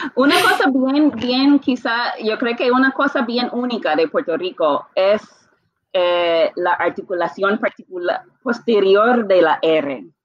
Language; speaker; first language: Spanish; non-native, fluent; English